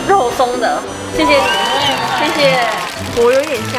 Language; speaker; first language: Chinese; native; Chinese